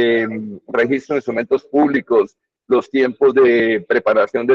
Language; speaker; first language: Spanish; native; Spanish